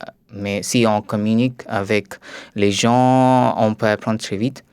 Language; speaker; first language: French; non-native, learner; Tamil